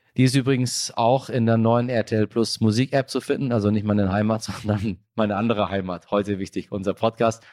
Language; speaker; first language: German; early bilingual, other home language; Persian